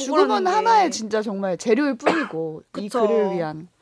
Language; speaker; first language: Korean; native; Korean